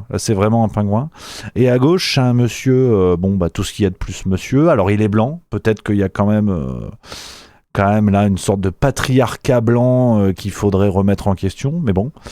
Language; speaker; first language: French; native; French